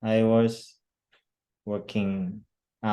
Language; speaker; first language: English; non-native, learner; Korean